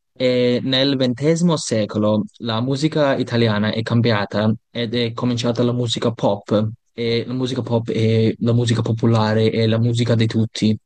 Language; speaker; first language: Italian; non-native, learner; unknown